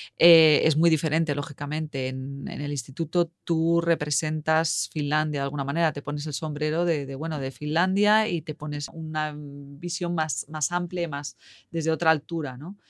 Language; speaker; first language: Spanish; native; Spanish